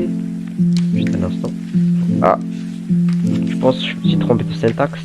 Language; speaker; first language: French; non-native, local second language; Malagasy